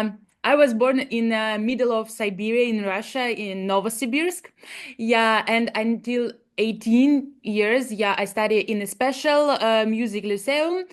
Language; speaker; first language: English; non-native, learner; Russian